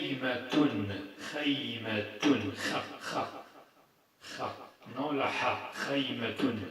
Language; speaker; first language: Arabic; non-native, fluent; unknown